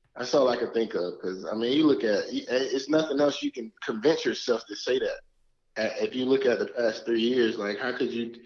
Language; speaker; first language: English; native; English